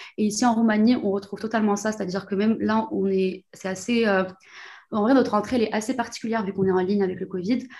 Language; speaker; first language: French; non-native, local second language; Arabic